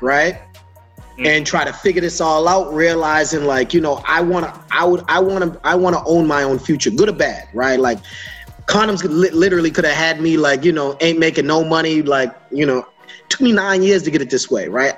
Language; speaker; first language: English; native; English